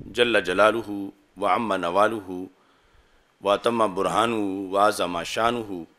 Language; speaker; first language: Urdu; non-native, local second language; Punjabi